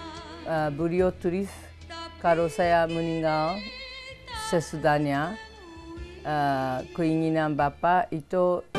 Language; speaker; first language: Indonesian; non-native, fluent; Japanese